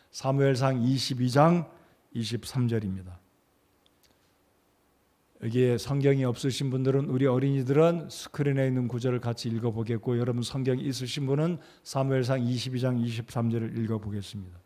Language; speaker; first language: Korean; native; Korean